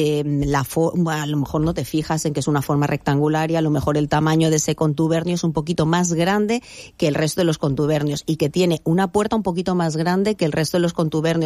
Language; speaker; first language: Spanish; native; Spanish